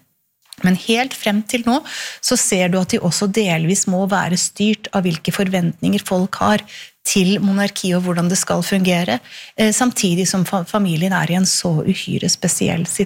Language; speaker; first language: Norwegian; native; Norwegian